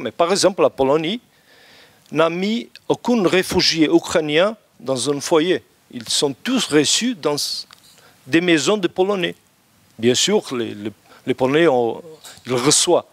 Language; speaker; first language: French; non-native, fluent; Portuguese